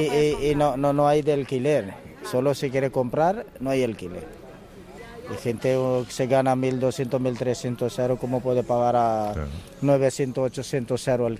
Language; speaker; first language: Spanish; non-native, learner; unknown